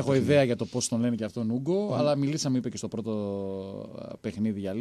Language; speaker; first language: Greek; native; Greek